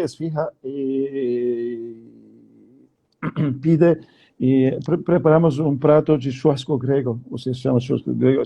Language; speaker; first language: Portuguese; non-native, fluent; Turkish